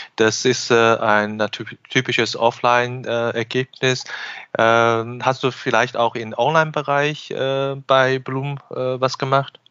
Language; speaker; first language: German; non-native, fluent; Chinese